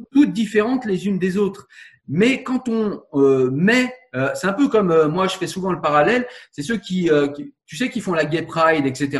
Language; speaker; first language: French; native; French